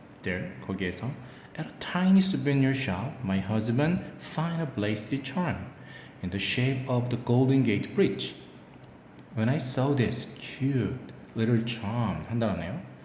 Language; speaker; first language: English; non-native, fluent; Korean